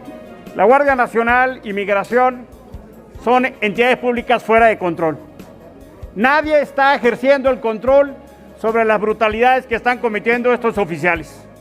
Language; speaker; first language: Spanish; native; Spanish